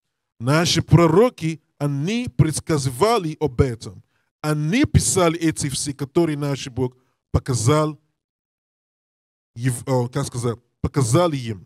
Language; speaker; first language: Russian; non-native, learner; English